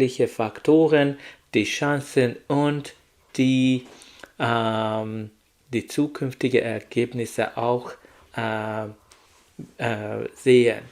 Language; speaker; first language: German; non-native, learner; Hungarian